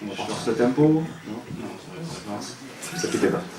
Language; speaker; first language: French; native; French